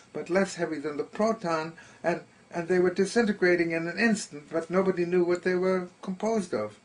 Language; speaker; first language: English; early bilingual, other home language; German